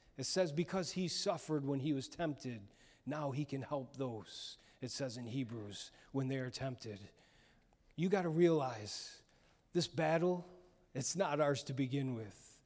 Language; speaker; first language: English; native; English